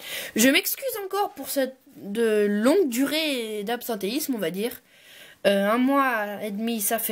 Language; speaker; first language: French; native; French